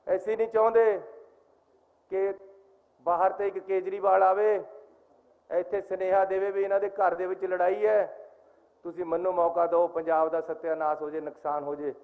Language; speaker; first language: Hindi; non-native, local second language; Punjabi